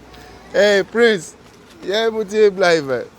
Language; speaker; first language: Dutch; non-native, learner; Lingala